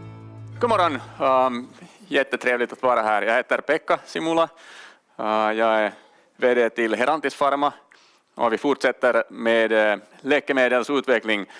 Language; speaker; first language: Swedish; non-native, local second language; Finnish